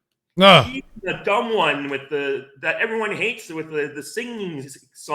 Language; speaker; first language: English; native; English